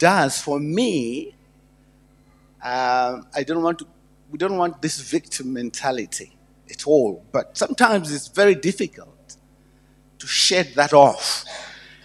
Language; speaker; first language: English; non-native, local second language; Shona